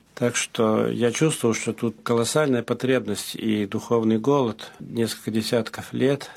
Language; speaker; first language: Russian; early bilingual, heritage; Russian